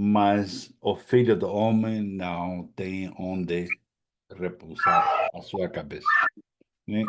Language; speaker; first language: Portuguese; non-native, fluent; Spanish